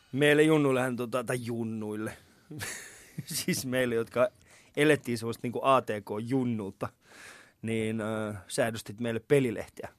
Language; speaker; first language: Finnish; non-native, fluent; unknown